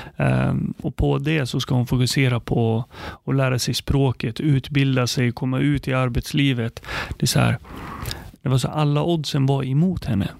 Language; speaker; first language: Swedish; early bilingual, other home language; Arabic